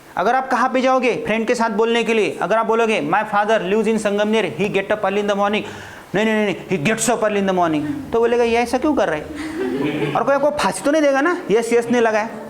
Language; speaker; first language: Hindi; non-native, local second language; Marathi